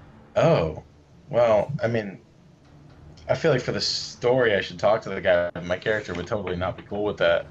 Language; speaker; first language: English; native; English